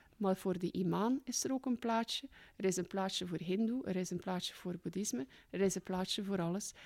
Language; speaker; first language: Dutch; native; Dutch